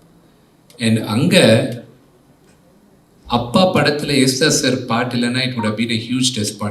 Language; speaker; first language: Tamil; non-native, local second language; Telugu